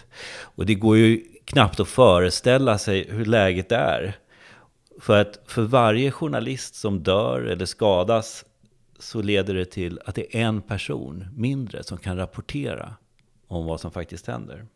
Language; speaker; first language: Swedish; native; Swedish